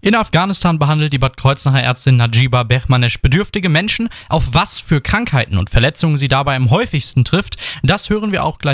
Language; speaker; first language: German; native; German